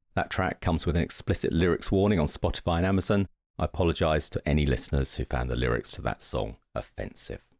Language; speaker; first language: English; native; English